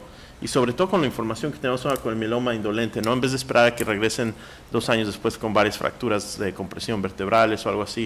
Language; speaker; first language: Spanish; native; Spanish